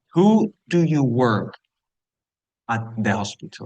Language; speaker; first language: English; non-native, fluent; Spanish